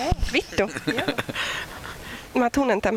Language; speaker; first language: Finnish; non-native, learner; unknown